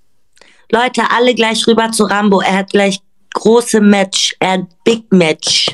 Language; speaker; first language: German; native; German